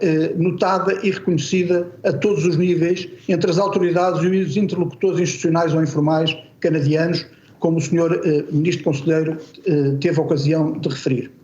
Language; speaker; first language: Portuguese; native; Portuguese